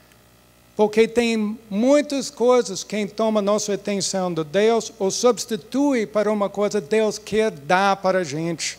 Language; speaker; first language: Portuguese; non-native, fluent; English